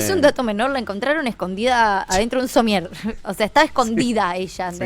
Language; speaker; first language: Spanish; native; Spanish